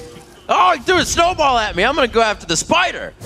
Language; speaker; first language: English; native; English